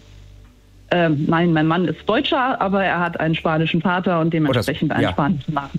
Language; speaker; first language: German; native; German